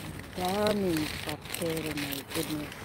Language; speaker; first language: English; non-native, local second language; Filipino